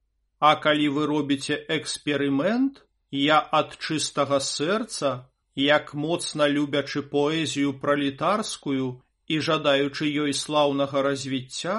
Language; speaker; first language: Belarusian; native; Belarusian